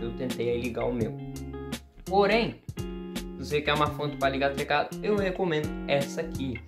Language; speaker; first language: Portuguese; native; Portuguese